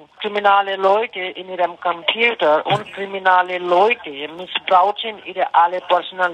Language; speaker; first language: German; non-native, learner; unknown